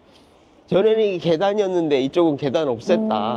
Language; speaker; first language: Korean; native; Korean